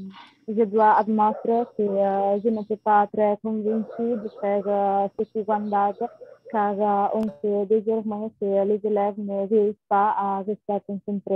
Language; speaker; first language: French; non-native, learner; Italian